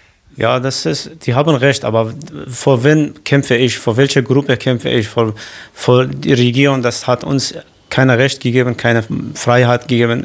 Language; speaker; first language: German; non-native, learner; Kurdish